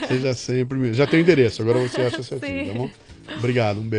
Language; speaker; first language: Portuguese; native; Portuguese